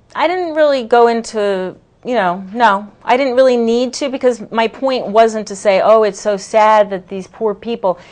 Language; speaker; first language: English; native; English